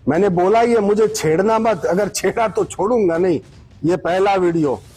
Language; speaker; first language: Hindi; non-native, local second language; Gujarati